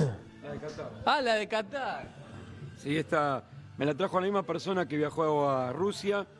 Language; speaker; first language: Spanish; native; Spanish